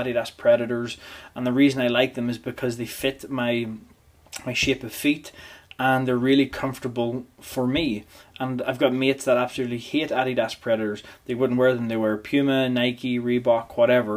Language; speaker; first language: English; native; English